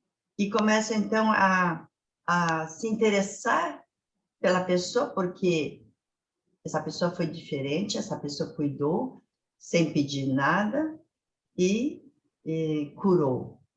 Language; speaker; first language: Portuguese; early bilingual, other home language; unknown